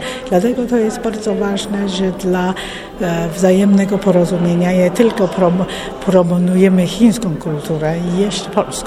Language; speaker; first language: Polish; non-native, fluent; Chinese